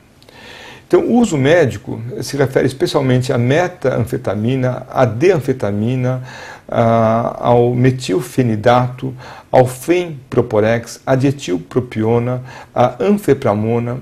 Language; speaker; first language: Portuguese; native; Portuguese